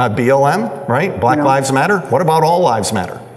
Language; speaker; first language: English; native; English